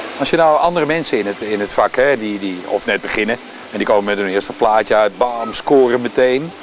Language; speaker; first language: Dutch; native; Dutch